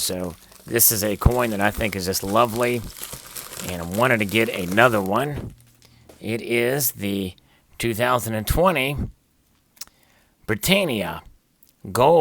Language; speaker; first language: English; native; English